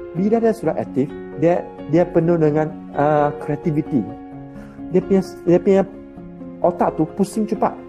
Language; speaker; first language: Malay; non-native, local second language; Chinese